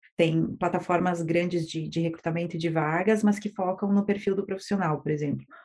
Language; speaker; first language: Portuguese; native; Portuguese